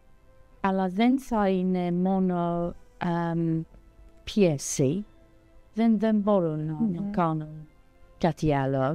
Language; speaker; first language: Greek; non-native, fluent; English